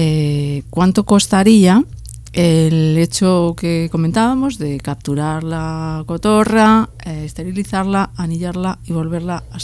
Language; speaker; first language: Spanish; native; Spanish